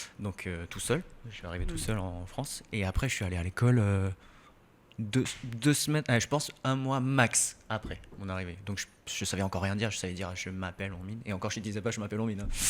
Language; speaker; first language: French; early bilingual, other home language; Korean